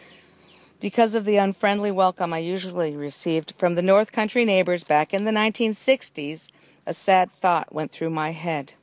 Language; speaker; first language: English; native; English